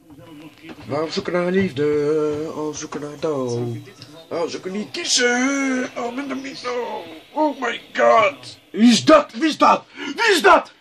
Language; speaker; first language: Dutch; native; Dutch